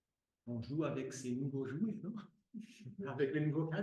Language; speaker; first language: French; non-native, fluent; English